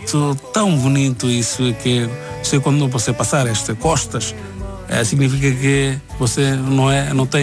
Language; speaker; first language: Portuguese; non-native, learner; Bangla